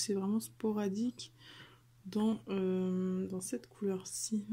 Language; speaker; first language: French; native; French